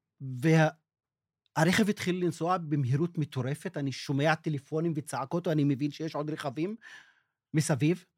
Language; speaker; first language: Hebrew; non-native, local second language; Arabic